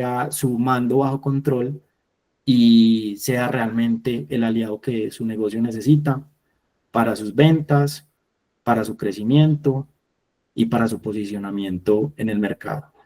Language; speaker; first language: Spanish; native; Spanish